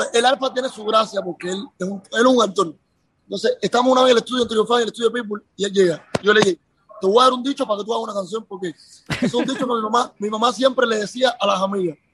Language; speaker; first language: Spanish; native; Spanish